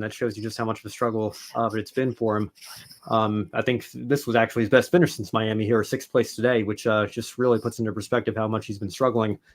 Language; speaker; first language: English; native; English